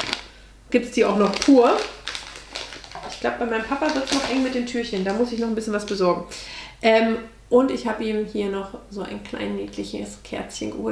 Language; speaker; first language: German; native; German